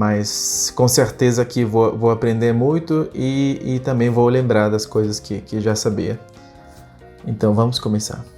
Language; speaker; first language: Portuguese; non-native, fluent; Spanish